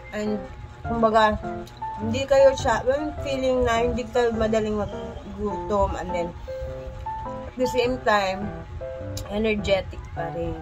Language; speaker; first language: Filipino; non-native, local second language; Cebuano